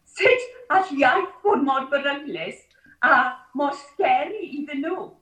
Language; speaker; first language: Welsh; non-native, local second language; English